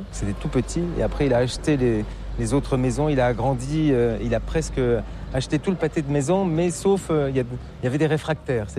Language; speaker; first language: French; native; French